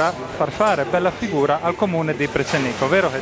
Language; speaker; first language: Italian; native; Italian